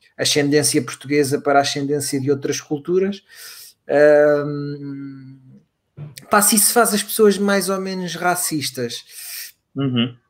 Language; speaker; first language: Portuguese; native; Portuguese